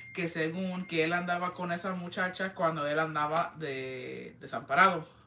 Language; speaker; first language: Spanish; early bilingual, heritage; Spanish